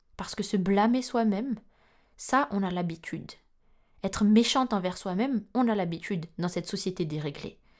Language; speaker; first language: French; non-native, local second language; Malagasy